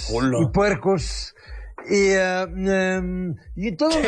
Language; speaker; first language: Spanish; native; Spanish